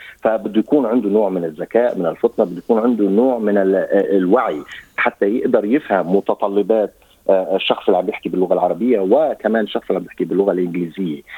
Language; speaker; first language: Arabic; native; Arabic